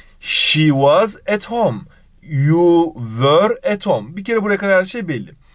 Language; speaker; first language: English; non-native, fluent; Turkish